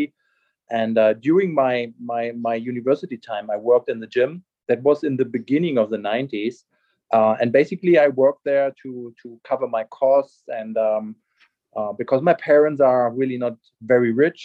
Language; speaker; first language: English; non-native, fluent; German